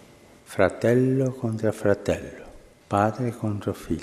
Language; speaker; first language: Italian; non-native, fluent; Spanish